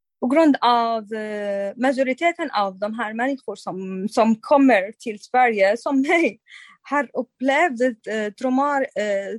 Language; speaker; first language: Swedish; non-native, fluent; Arabic